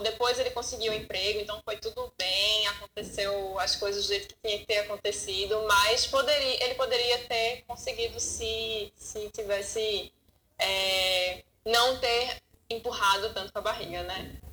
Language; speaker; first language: Portuguese; native; Portuguese